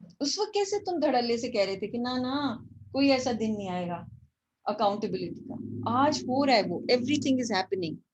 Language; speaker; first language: Urdu; native; Urdu